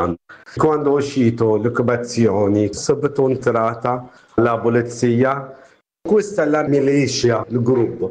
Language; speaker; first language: Italian; non-native, learner; Arabic